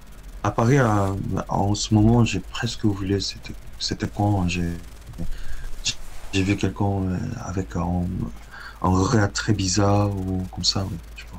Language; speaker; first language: French; non-native, learner; Korean